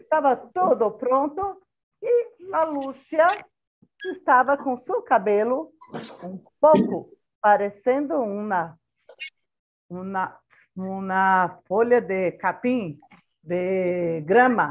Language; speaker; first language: Spanish; non-native, learner; Portuguese